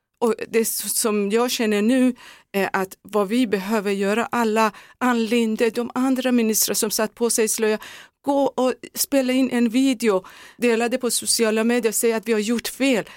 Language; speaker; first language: Swedish; non-native, fluent; Persian